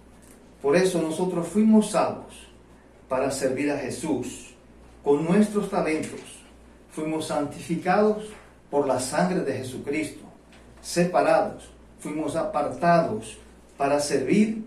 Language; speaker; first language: Spanish; non-native, fluent; Portuguese